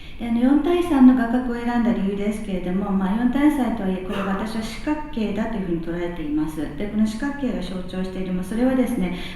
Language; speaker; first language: Japanese; native; Japanese